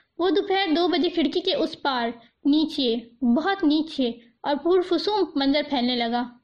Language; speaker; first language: Urdu; native; Urdu